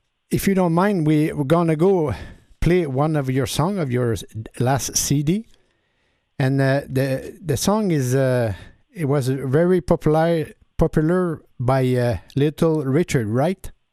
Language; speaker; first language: English; non-native, learner; French